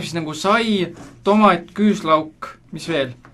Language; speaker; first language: Estonian; native; Estonian